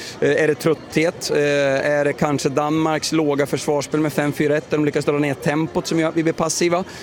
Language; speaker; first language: Swedish; native; Swedish